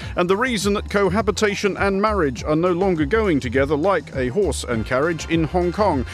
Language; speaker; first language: English; native; English